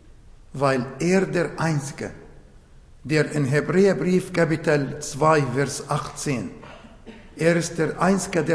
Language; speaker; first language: German; non-native, fluent; Arabic